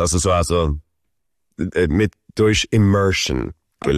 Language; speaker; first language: German; early bilingual, heritage; Swedish